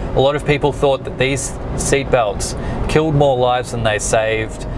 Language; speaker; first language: English; native; English